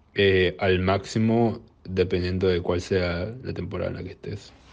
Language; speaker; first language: Spanish; native; Spanish